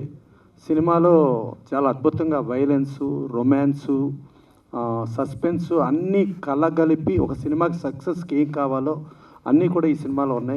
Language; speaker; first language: Telugu; native; Telugu